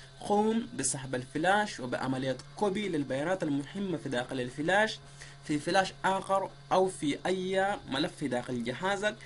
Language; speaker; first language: Arabic; native; Arabic